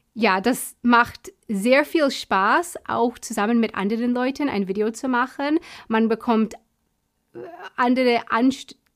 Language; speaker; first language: German; non-native, fluent; English